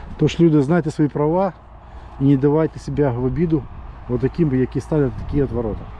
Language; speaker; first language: Ukrainian; non-native, local second language; Russian